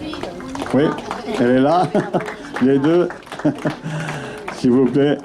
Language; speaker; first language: French; non-native, learner; Catalan